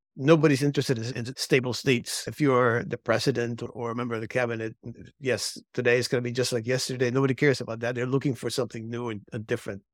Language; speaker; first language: English; early bilingual, other home language; Spanish